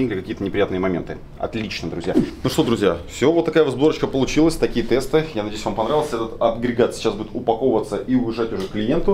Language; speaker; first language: Russian; native; Russian